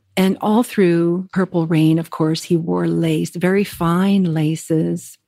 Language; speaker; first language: English; native; English